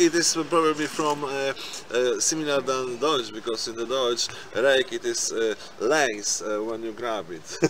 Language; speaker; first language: English; non-native, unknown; Polish